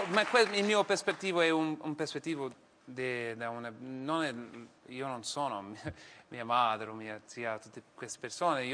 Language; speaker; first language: Italian; non-native, fluent; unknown